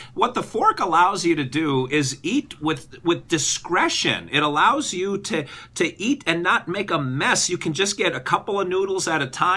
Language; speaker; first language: English; native; English